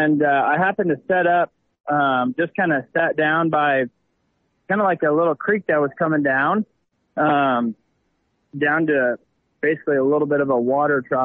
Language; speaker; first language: English; native; English